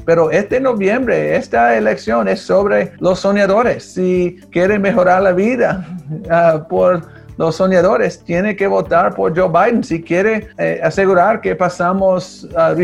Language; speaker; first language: Spanish; early bilingual, heritage; Spanish